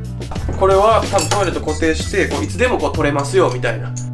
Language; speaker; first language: Japanese; native; Japanese